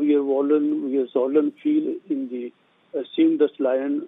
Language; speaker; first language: German; non-native, learner; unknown